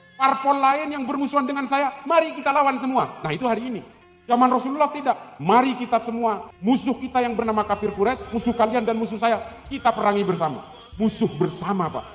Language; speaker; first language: Indonesian; non-native, local second language; Madurese